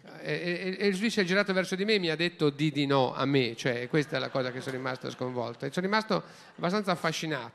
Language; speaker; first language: Italian; native; Italian